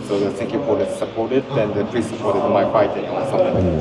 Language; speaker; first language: English; non-native, fluent; Japanese